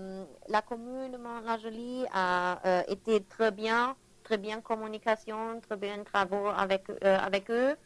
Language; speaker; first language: French; non-native, learner; German